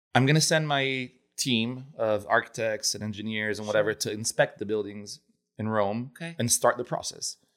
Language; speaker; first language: English; non-native, fluent; Italian